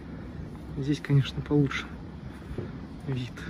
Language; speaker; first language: Russian; native; Russian